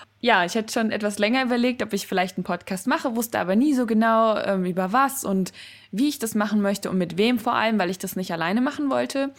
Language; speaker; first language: German; native; German